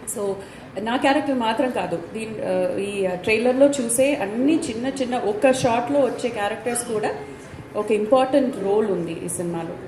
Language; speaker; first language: Telugu; non-native, fluent; Malayalam